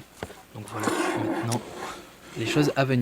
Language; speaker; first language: French; native; French